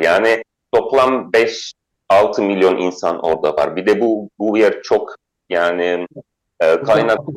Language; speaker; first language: Turkish; non-native, fluent; Arabic